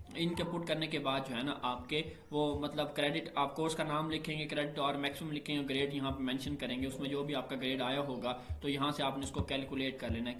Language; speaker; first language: Urdu; native; Urdu